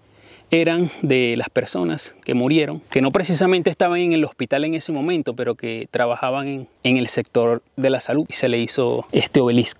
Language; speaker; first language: Spanish; native; Spanish